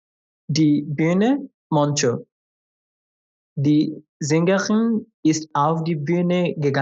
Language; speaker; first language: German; non-native, fluent; Bangla